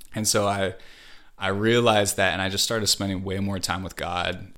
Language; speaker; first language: English; native; English